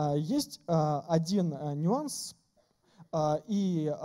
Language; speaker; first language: Russian; native; Russian